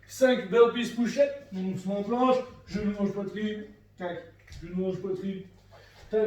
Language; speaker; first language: French; native; French